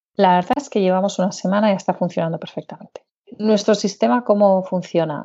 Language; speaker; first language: Spanish; native; Spanish